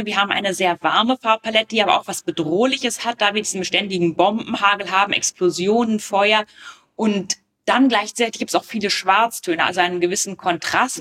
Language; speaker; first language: German; native; German